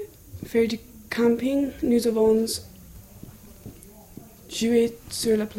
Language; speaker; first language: French; non-native, learner; English